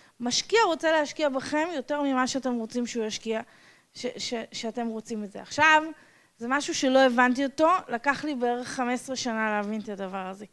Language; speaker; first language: Hebrew; non-native, fluent; English